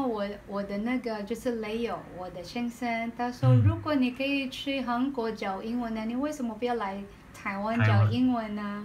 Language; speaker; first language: Chinese; non-native, learner; Filipino